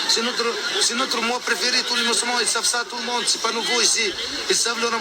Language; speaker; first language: French; non-native, local second language; Arabic